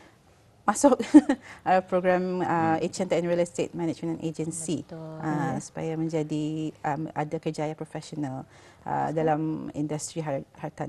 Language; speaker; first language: Malay; native; Malay